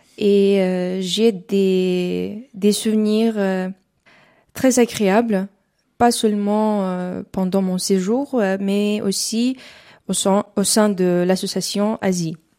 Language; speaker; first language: French; non-native, fluent; Uzbek